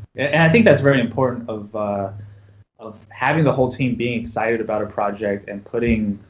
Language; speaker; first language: English; native; English